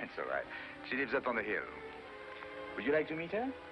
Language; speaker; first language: English; non-native, fluent; French